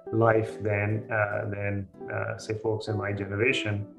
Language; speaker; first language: English; non-native, local second language; Hindi